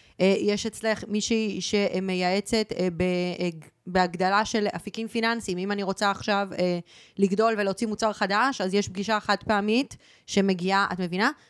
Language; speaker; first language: Hebrew; early bilingual, other home language; Spanish